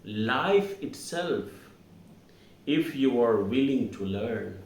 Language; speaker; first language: English; non-native, local second language; Hindi